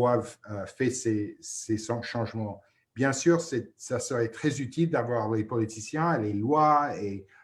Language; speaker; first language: French; non-native, fluent; English